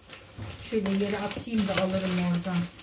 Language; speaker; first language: Turkish; native; Turkish